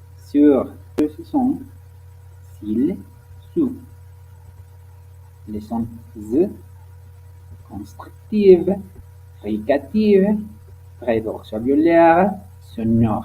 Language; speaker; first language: French; non-native, learner; Spanish